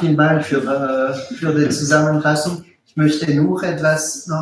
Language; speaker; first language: German; non-native, local second language; French